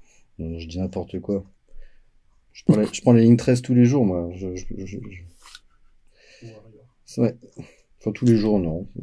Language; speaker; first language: French; native; French